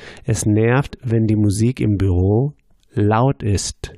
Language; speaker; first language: German; native; German